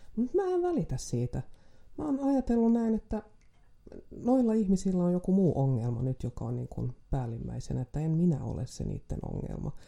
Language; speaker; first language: Finnish; non-native, local second language; Swedish